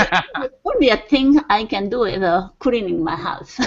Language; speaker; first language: English; non-native, learner; Japanese